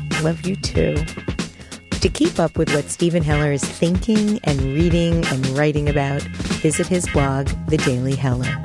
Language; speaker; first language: English; native; English